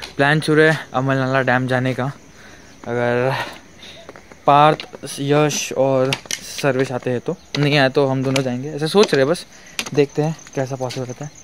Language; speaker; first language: Hindi; non-native, local second language; Marathi